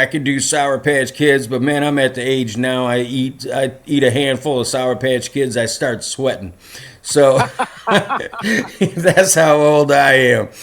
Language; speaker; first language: English; native; English